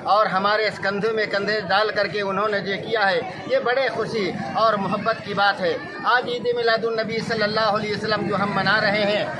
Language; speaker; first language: Urdu; native; Urdu